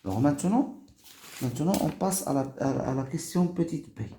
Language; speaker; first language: French; non-native, local second language; Arabic